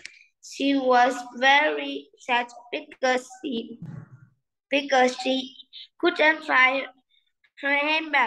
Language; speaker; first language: English; non-native, learner; Vietnamese